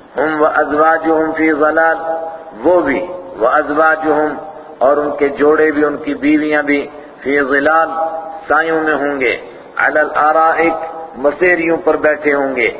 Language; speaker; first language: Urdu; non-native, local second language; Punjabi